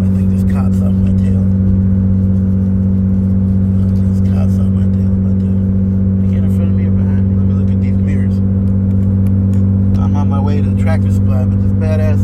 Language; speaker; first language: English; native; English